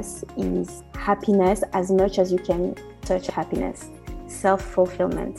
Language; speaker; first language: English; non-native, fluent; French